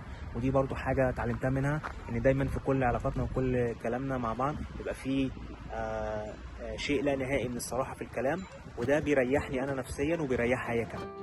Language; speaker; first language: Arabic; native; Arabic